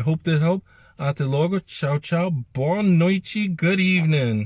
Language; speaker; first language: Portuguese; non-native, learner; English